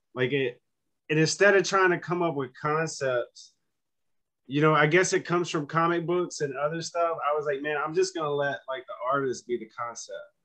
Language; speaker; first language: English; native; English